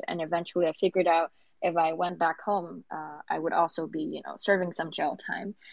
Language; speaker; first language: English; non-native, local second language; Cantonese